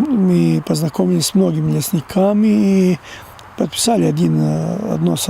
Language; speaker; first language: Russian; non-native, learner; Serbian